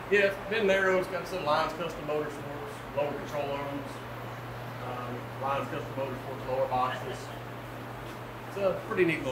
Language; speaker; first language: English; native; English